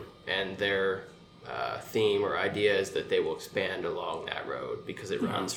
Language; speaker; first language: English; native; English